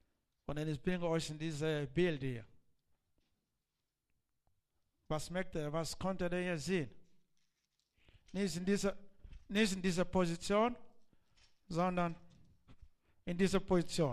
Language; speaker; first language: German; non-native, learner; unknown